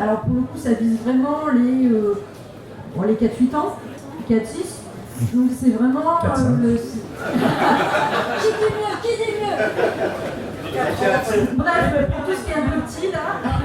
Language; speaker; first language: French; native; French